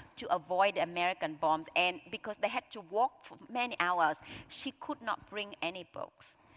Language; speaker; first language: English; non-native, fluent; Vietnamese